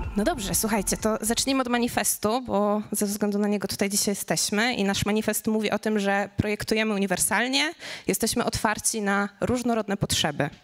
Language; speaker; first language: Polish; native; Polish